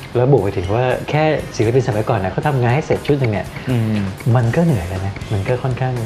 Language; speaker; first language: Thai; native; Thai